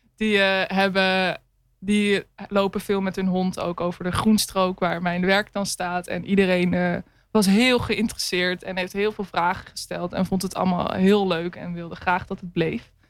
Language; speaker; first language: Dutch; native; Dutch